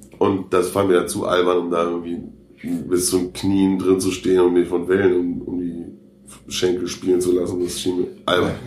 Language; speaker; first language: German; native; German